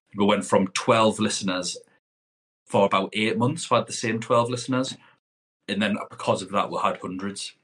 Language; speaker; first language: English; native; English